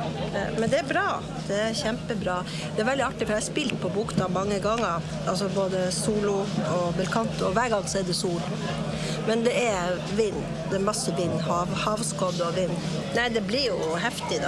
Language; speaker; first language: Norwegian; native; Norwegian